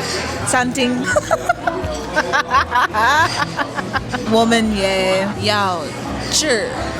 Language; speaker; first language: Chinese; early bilingual, heritage; Chinese